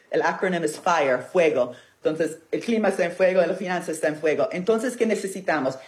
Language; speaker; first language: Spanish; non-native, fluent; Italian